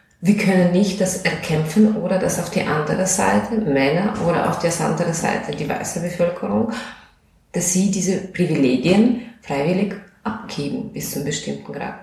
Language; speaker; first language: German; non-native, fluent; Russian